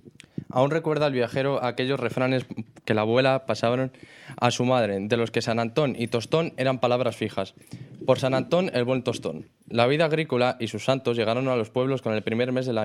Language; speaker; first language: Spanish; native; Spanish